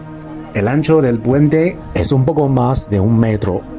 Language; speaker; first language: Spanish; non-native, fluent; Chinese